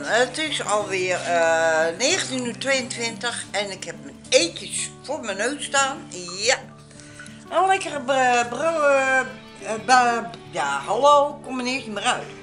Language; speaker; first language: Dutch; native; Dutch